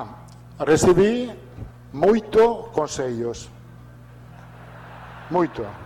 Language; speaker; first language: Portuguese; non-native, learner; Italian